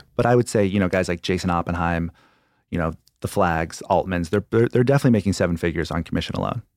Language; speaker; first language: English; native; English